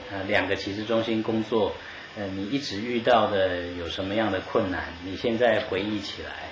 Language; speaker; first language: Chinese; native; Chinese